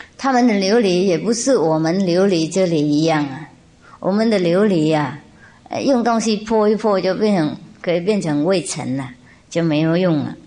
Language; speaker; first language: Chinese; non-native, fluent; Vietnamese